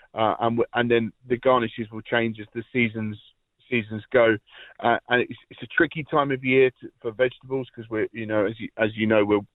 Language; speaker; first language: English; native; English